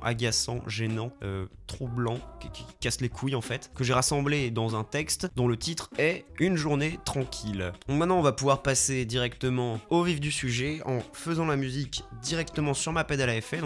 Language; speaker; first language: French; native; French